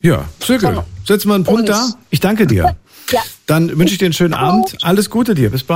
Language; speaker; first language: German; native; German